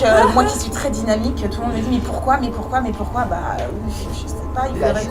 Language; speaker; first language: French; native; French